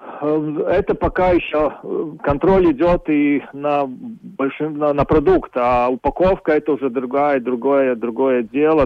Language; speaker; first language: Russian; non-native, local second language; Latvian